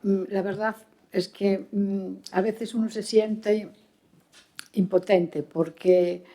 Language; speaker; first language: Spanish; native; Spanish